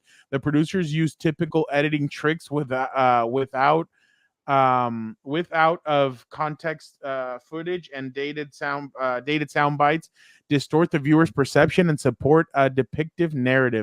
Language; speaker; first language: English; native; English